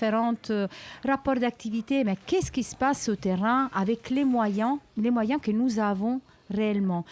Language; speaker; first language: French; native; French